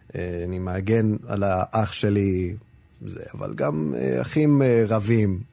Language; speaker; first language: Hebrew; non-native, fluent; Spanish